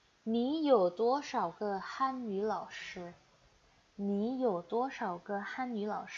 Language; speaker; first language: Chinese; non-native, fluent; Indonesian